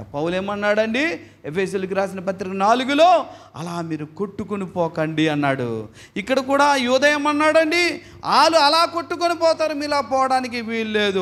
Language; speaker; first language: Telugu; native; Telugu